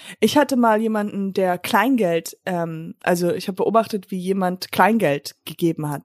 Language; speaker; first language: German; early bilingual, other home language; English